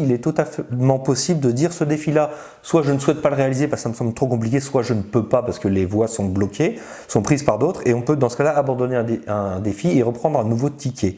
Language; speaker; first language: French; native; French